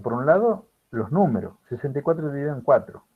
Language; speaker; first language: Spanish; native; Spanish